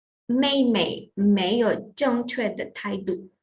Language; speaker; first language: Chinese; non-native, fluent; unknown